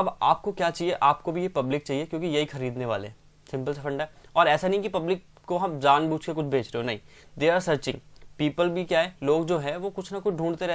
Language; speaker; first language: Hindi; native; Hindi